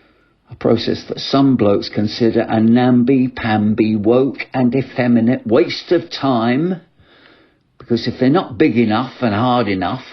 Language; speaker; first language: English; native; English